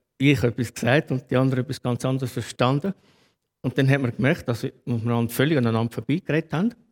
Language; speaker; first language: German; native; German